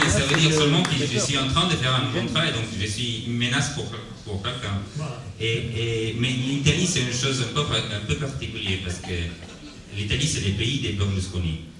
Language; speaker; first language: French; non-native, learner; Italian